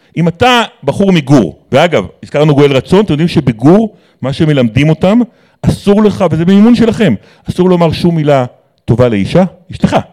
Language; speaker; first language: Hebrew; native; Hebrew